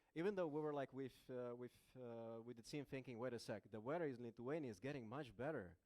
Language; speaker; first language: English; non-native, fluent; Lithuanian